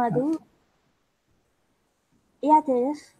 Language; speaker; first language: English; non-native, local second language; Telugu